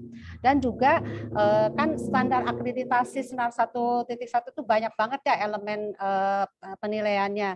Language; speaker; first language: Indonesian; native; Indonesian